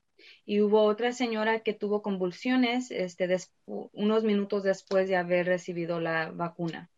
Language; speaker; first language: Spanish; early bilingual, heritage; Spanish